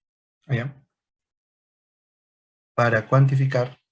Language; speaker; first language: Spanish; native; Spanish